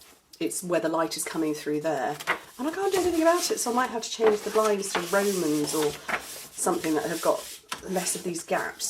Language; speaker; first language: English; native; English